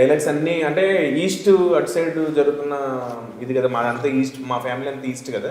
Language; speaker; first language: Telugu; native; Telugu